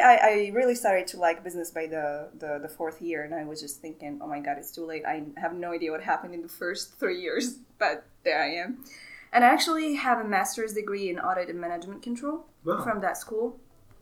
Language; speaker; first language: English; non-native, fluent; Arabic